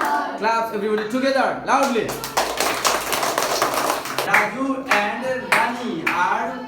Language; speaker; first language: English; non-native, fluent; Bangla